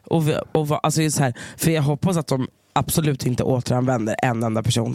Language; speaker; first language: Swedish; native; Swedish